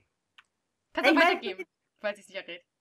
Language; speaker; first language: German; native; German